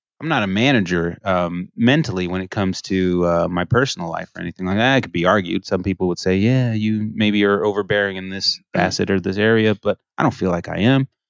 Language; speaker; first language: English; early bilingual, other home language; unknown